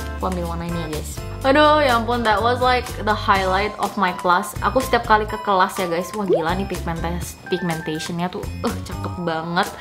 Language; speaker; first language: Indonesian; early bilingual, other home language; Korean